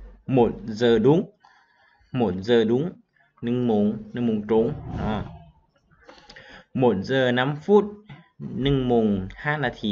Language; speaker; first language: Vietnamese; non-native, learner; Hmong